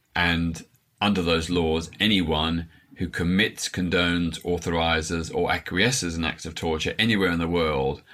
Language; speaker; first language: English; native; English